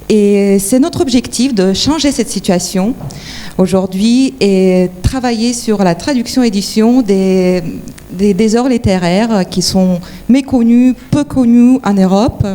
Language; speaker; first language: French; non-native, fluent; Ukrainian